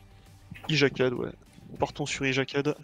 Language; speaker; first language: French; native; French